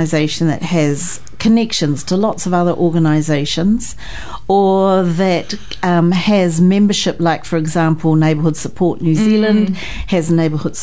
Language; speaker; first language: English; native; English